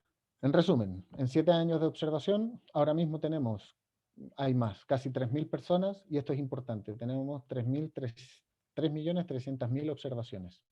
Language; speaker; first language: Spanish; native; Spanish